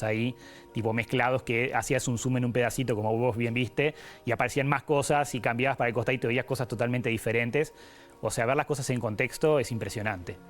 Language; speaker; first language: Spanish; native; Spanish